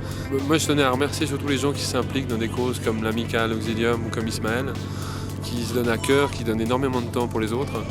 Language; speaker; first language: French; native; French